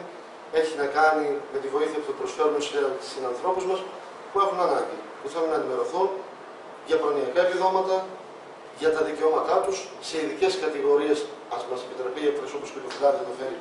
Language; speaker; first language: Greek; native; Greek